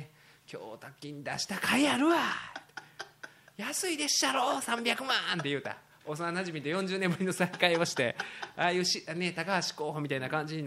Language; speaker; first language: Japanese; native; Japanese